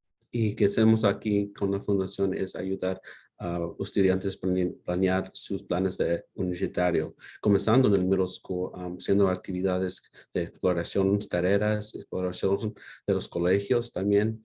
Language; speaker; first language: Spanish; early bilingual, heritage; Spanish